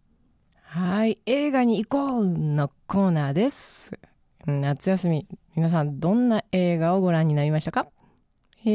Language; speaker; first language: Japanese; native; Japanese